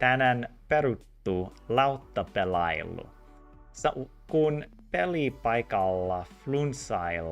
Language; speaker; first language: Finnish; non-native, learner; English